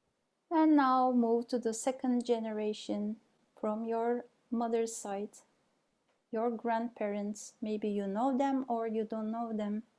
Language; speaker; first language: English; non-native, fluent; Turkish